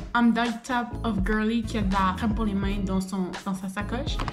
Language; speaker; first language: French; native; French